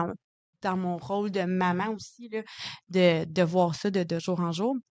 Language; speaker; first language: French; native; French